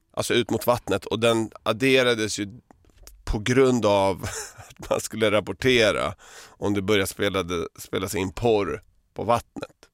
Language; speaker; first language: Swedish; early bilingual, other home language; Serbian